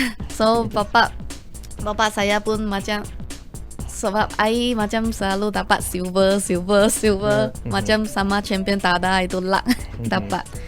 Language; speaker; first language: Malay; non-native, local second language; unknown